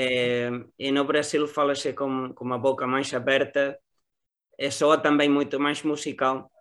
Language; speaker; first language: Portuguese; non-native, learner; Spanish